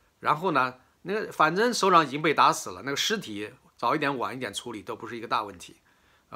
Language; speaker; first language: Chinese; native; Chinese